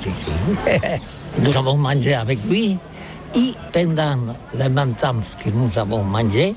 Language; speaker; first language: French; non-native, learner; Catalan